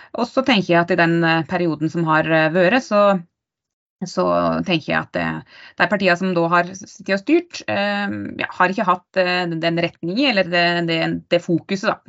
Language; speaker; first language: Norwegian; native; Norwegian